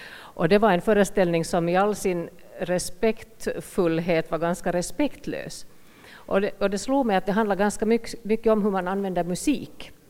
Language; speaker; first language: Swedish; native; Swedish